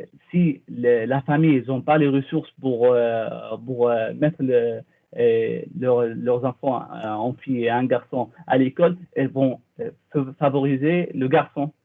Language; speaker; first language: French; non-native, fluent; Arabic